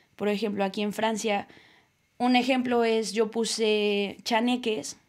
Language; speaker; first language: Spanish; native; Spanish